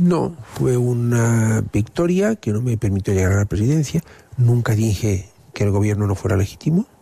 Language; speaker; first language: Spanish; non-native, local second language; Catalan